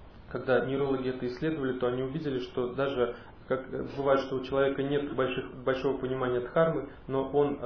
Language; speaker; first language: Russian; native; Russian